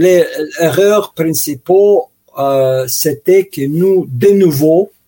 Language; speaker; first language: French; non-native, learner; Russian